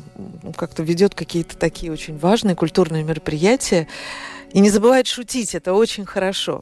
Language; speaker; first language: Russian; native; Russian